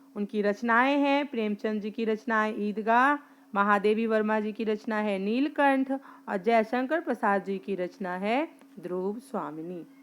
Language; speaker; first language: Hindi; native; Hindi